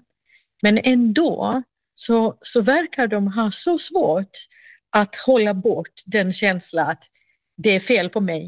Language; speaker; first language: Swedish; non-native, fluent; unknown